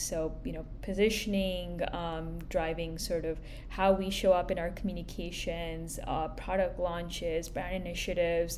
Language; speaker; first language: English; non-native, local second language; Hindi